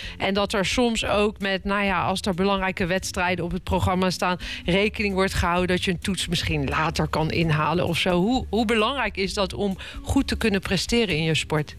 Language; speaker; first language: Dutch; native; Dutch